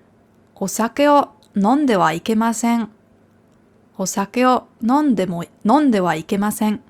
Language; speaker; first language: Japanese; non-native, fluent; German